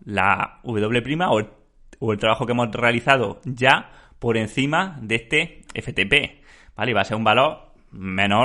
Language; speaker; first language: Spanish; native; Spanish